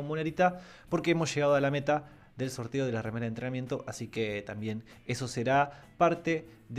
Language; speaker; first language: Spanish; native; Spanish